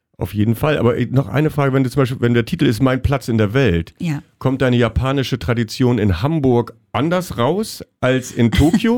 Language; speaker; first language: German; native; German